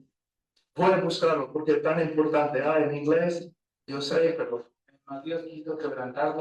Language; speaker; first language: Spanish; non-native, fluent; English